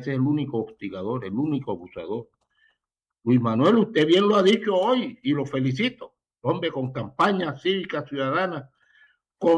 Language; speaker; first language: Spanish; native; Spanish